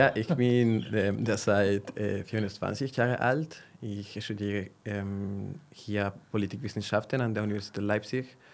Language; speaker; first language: German; non-native, fluent; Spanish